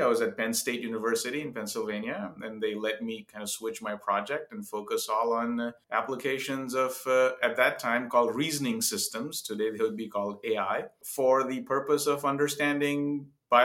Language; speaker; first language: English; non-native, local second language; Gujarati